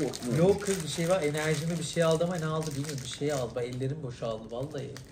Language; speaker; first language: Turkish; native; Turkish